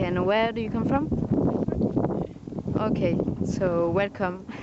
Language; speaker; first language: English; non-native, fluent; French